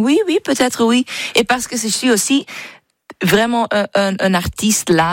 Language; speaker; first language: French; non-native, learner; English